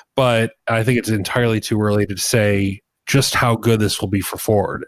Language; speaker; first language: English; native; English